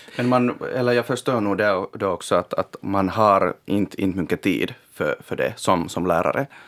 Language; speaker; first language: Swedish; non-native, local second language; Finnish